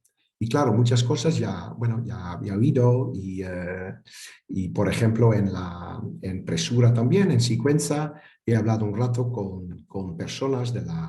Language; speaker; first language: Spanish; non-native, fluent; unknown